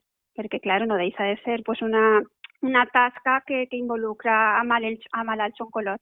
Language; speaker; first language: Catalan; native; Catalan